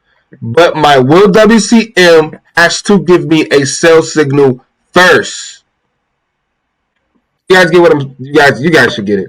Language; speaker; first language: English; native; English